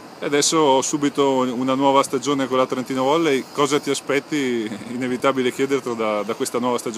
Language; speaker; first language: Italian; native; Italian